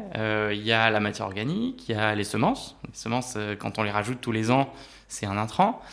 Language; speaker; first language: French; native; French